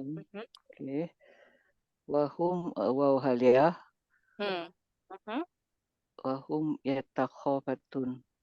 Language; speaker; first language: Arabic; non-native, learner; Malay